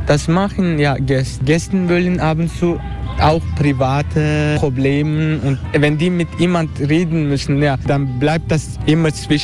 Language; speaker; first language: German; non-native, learner; Turkish